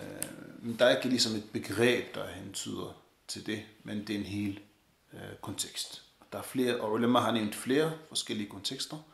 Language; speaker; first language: Danish; early bilingual, other home language; Arabic